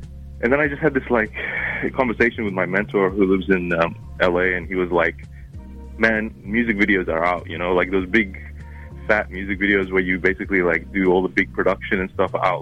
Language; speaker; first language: English; non-native, local second language; Arabic